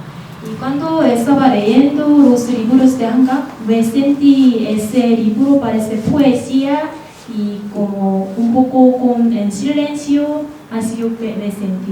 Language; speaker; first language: Spanish; non-native, learner; Korean